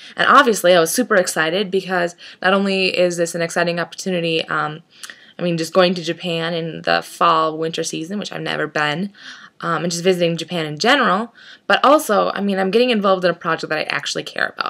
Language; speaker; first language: English; native; English